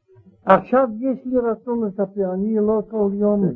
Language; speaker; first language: Hebrew; non-native, learner; Russian